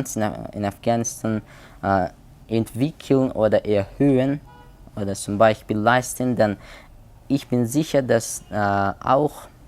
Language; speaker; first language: German; non-native, learner; Persian